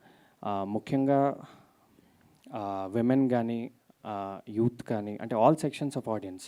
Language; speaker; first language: Telugu; native; Telugu